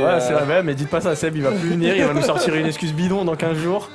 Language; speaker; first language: French; native; French